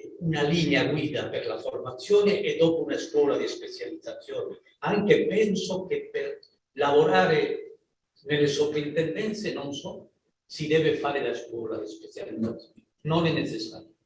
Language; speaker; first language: Italian; non-native, learner; Spanish